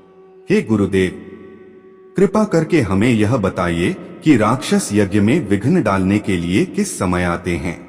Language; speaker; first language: Hindi; native; Hindi